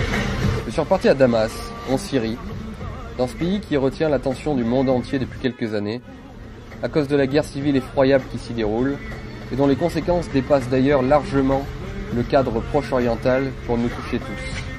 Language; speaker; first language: French; native; French